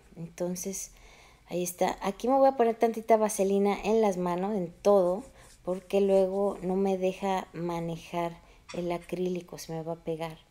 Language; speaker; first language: Spanish; native; Spanish